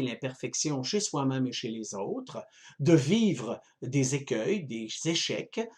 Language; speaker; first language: French; native; French